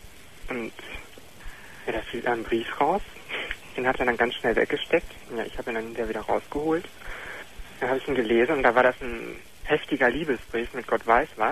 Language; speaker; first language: German; native; German